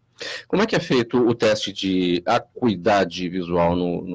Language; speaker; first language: Portuguese; native; Portuguese